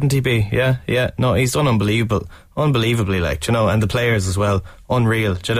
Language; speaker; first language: English; native; English